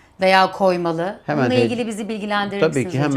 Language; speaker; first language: Turkish; native; Turkish